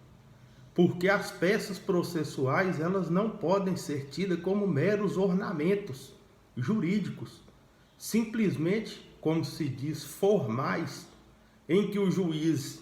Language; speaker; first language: Portuguese; native; Portuguese